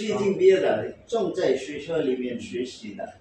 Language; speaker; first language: Chinese; non-native, fluent; Bangla